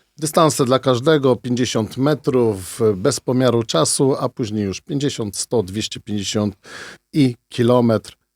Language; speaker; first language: Polish; native; Polish